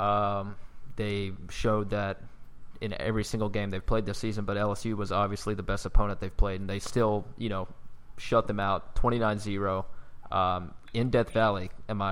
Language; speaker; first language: English; native; English